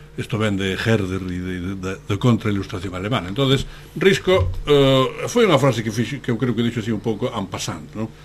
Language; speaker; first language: Galician; native; Galician